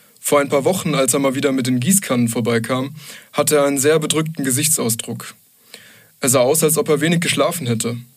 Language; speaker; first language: German; native; German